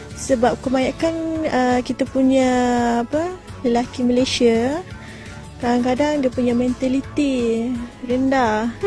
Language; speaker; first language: Malay; native; Malay